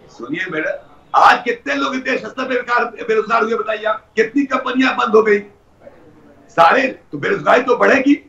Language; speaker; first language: Hindi; native; Hindi